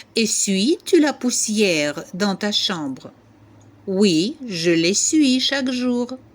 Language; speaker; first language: French; non-native, fluent; Ukrainian